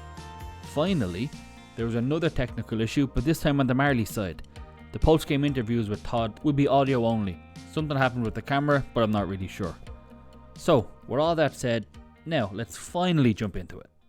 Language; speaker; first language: English; native; English